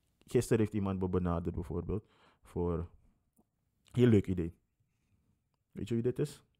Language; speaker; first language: Dutch; native; Dutch